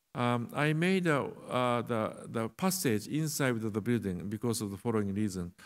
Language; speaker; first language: English; non-native, learner; Japanese